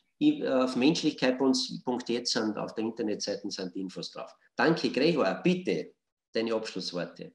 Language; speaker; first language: German; native; German